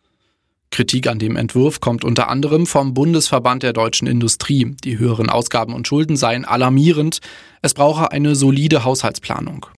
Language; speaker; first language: German; native; German